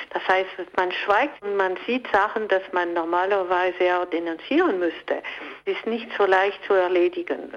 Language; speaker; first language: German; non-native, local second language; French